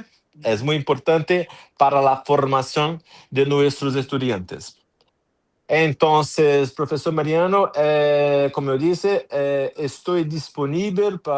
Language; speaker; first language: Spanish; non-native, fluent; Portuguese